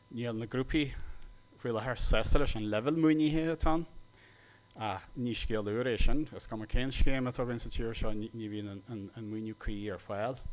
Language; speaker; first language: Irish; native; Irish